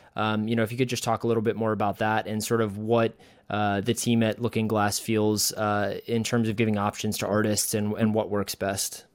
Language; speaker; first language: English; native; English